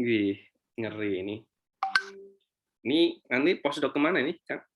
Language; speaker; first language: Indonesian; native; Indonesian